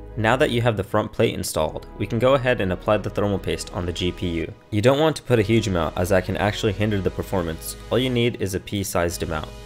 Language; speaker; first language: English; native; English